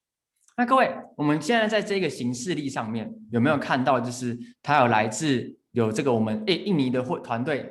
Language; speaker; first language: Chinese; native; Chinese